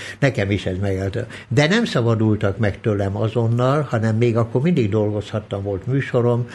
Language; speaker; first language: Hungarian; early bilingual, other home language; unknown